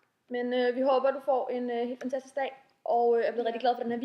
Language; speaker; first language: Danish; native; Danish